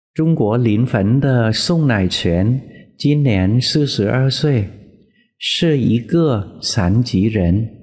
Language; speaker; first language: Chinese; non-native, fluent; Vietnamese